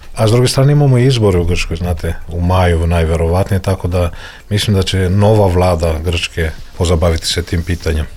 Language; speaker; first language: Serbian; non-native, fluent; Greek